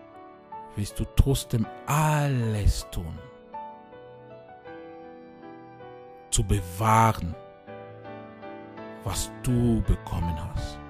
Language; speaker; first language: German; non-native, fluent; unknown